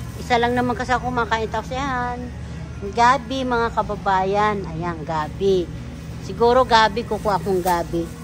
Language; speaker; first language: Filipino; non-native, local second language; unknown